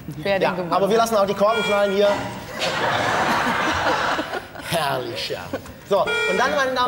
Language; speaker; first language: German; native; German